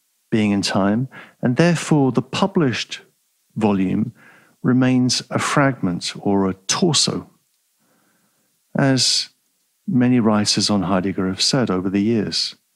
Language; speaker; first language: English; native; English